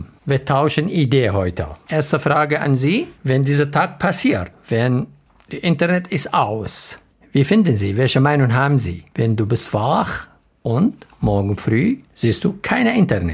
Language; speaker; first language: German; non-native, learner; Arabic